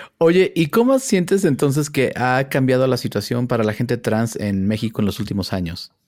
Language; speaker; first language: Spanish; native; Spanish